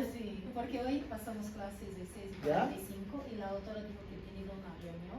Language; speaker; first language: Spanish; native; Spanish